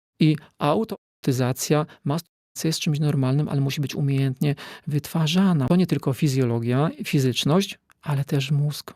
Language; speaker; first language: Polish; native; Polish